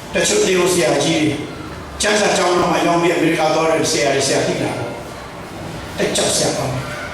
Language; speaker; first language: Burmese; non-native, local second language; Tedim Chin